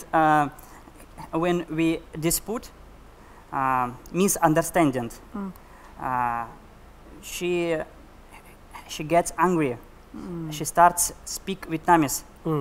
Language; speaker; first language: English; non-native, learner; Russian